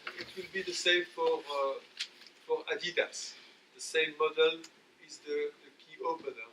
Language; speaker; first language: English; non-native, fluent; French